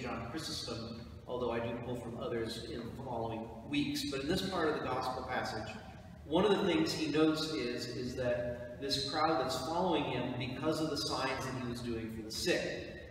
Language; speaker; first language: English; native; English